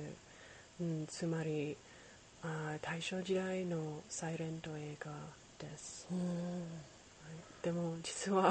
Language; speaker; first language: Japanese; non-native, learner; English